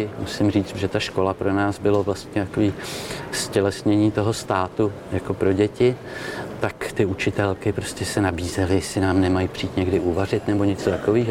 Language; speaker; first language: Czech; native; Czech